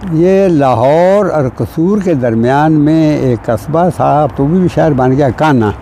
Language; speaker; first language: Urdu; non-native, local second language; Punjabi